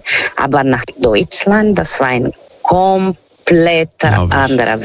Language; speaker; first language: German; non-native, fluent; Portuguese